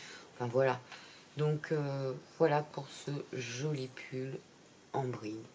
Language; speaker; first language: French; native; French